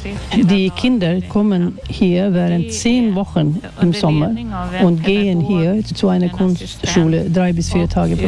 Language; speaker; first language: German; non-native, fluent; Swedish